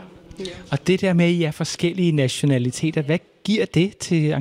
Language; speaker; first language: Danish; native; Danish